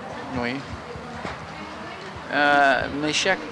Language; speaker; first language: French; non-native, fluent; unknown